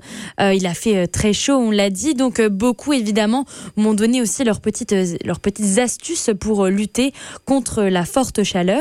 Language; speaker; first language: French; native; French